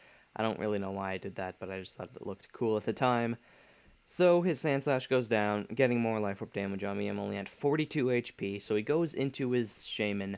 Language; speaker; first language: English; native; English